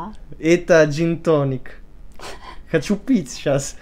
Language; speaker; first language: Russian; early bilingual, heritage; Italian